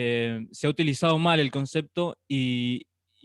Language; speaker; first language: Spanish; native; Spanish